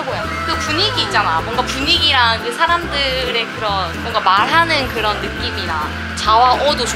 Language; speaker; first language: Korean; native; Korean